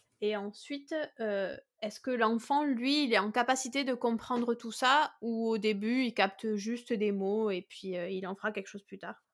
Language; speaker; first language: French; native; French